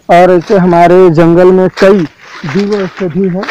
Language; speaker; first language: Hindi; native; Hindi